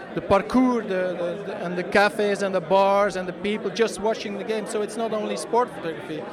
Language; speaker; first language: English; non-native, fluent; Dutch